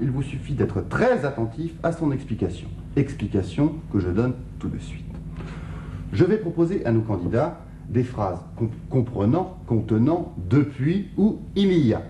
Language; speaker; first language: French; native; French